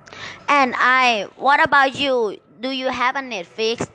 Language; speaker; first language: English; non-native, learner; Thai